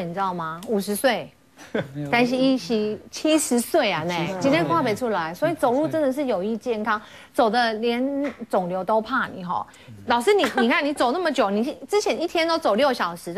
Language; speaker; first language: Chinese; native; Chinese